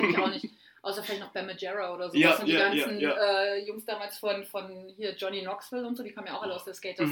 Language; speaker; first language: German; native; German